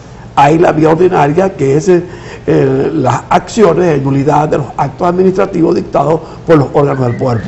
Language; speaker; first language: Spanish; native; Spanish